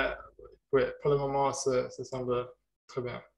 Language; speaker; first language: French; non-native, learner; German